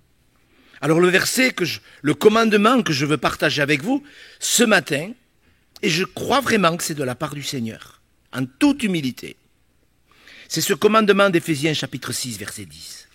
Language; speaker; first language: French; native; French